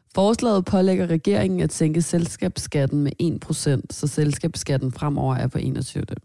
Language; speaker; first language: Danish; native; Danish